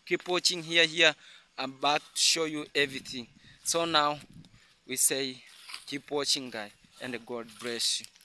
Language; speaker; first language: English; non-native, learner; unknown